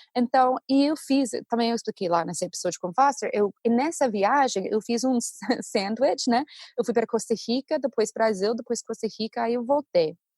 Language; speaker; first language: Portuguese; non-native, fluent; English